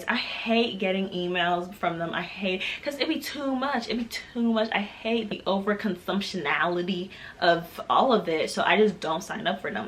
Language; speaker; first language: English; native; English